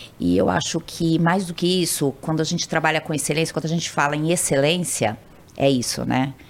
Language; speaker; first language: Portuguese; native; Portuguese